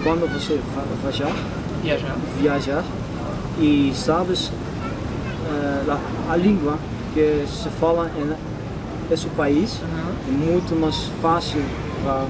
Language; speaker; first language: Portuguese; non-native, learner; Dutch